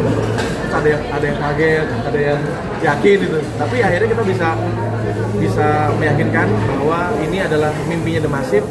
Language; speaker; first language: Indonesian; native; Indonesian